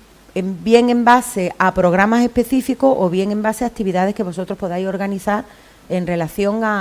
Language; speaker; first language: Spanish; native; Spanish